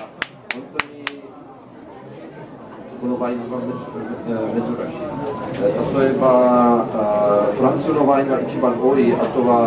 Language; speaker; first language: Japanese; non-native, learner; Czech